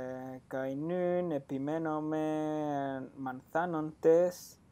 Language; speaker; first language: Greek; non-native, fluent; Spanish